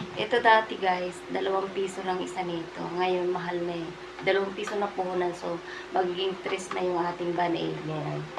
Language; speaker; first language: Filipino; non-native, local second language; Cebuano